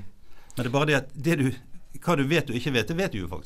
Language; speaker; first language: Norwegian; native; Norwegian